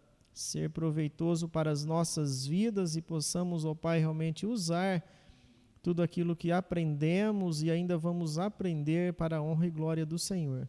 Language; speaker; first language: Portuguese; native; Portuguese